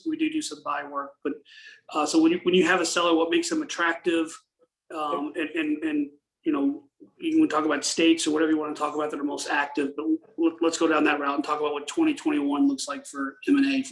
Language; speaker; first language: English; native; English